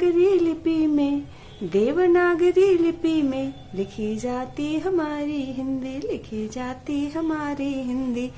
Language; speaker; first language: Hindi; native; Hindi